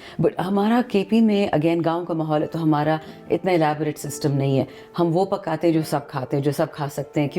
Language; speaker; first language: Urdu; non-native, local second language; Pashto